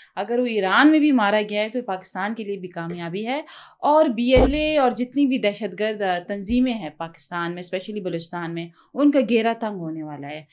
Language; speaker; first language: Urdu; non-native, local second language; Pashto